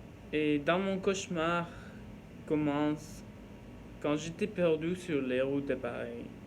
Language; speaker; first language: French; non-native, learner; Norwegian